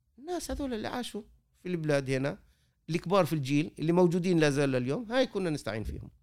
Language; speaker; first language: Arabic; native; Arabic